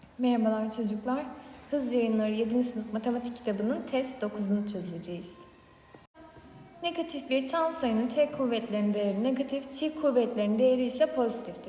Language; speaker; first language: Turkish; native; Turkish